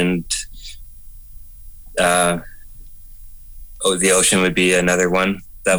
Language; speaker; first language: English; native; English